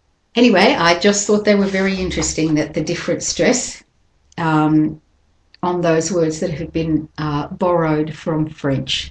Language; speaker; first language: English; native; English